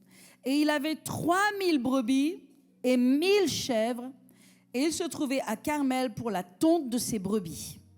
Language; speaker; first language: French; native; French